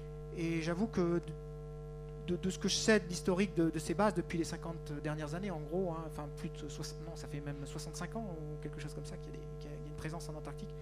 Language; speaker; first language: French; native; French